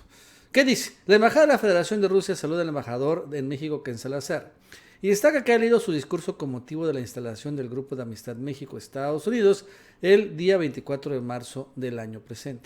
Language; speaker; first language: Spanish; native; Spanish